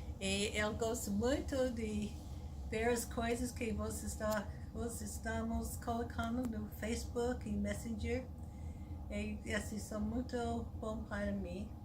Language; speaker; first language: Portuguese; non-native, learner; English